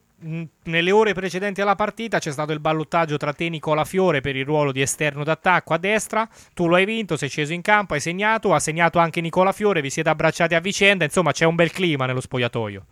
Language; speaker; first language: Italian; native; Italian